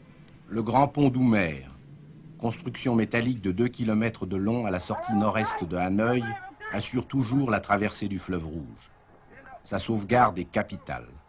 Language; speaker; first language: French; native; French